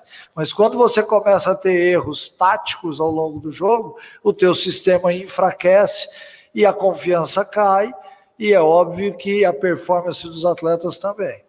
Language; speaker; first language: Portuguese; native; Portuguese